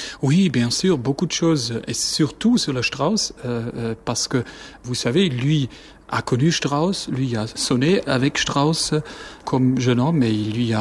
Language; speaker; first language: French; non-native, fluent; German